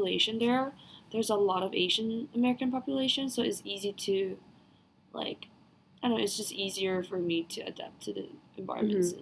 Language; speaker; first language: English; non-native, fluent; Korean